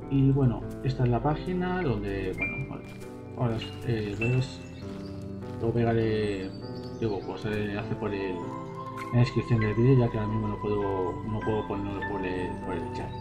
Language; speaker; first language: Spanish; native; Spanish